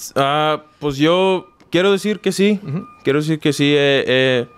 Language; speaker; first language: Spanish; native; Spanish